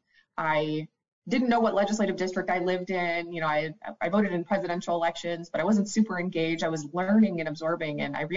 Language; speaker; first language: English; native; English